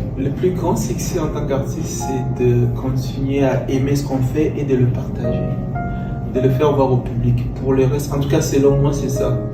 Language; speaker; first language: French; non-native, local second language; Lingala